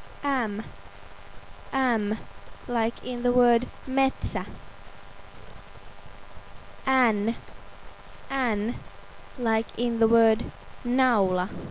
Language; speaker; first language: English; non-native, fluent; Finnish